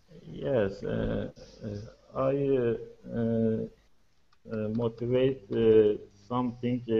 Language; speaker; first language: English; non-native, learner; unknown